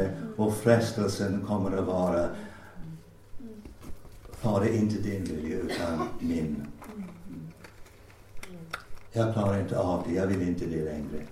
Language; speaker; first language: Swedish; non-native, fluent; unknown